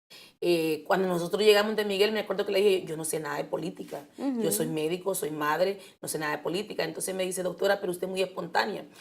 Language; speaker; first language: Spanish; native; Spanish